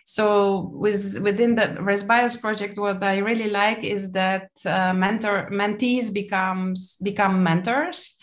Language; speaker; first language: English; non-native, fluent; Polish